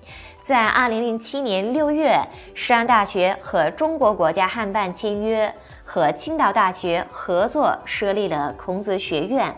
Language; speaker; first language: Chinese; non-native, fluent; Korean